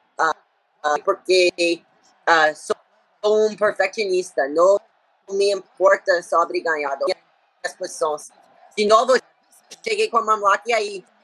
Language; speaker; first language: Portuguese; non-native, learner; English